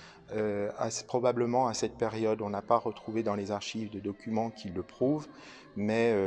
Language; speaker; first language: French; native; French